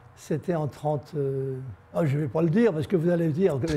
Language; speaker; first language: French; native; French